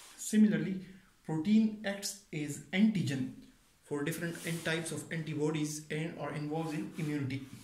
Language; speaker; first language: English; non-native, local second language; Pashto